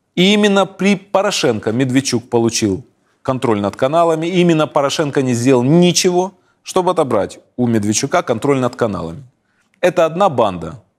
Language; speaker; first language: Russian; native; Russian